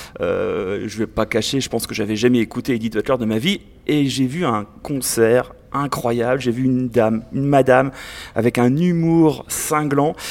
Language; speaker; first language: French; native; French